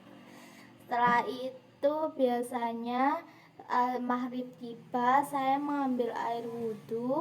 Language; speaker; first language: Indonesian; non-native, local second language; Javanese